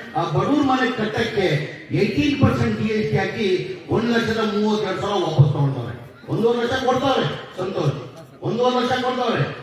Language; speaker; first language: Kannada; non-native, local second language; Urdu